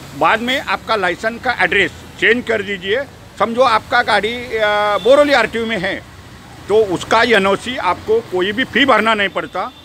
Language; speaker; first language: Hindi; non-native, local second language; Marathi